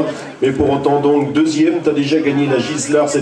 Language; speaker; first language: French; native; French